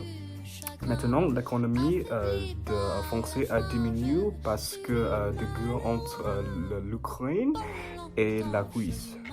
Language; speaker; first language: French; non-native, learner; English